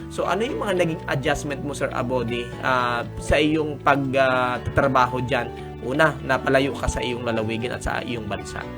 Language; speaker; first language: Filipino; native; Filipino